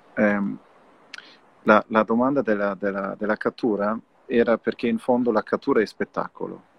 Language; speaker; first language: Italian; non-native, fluent; German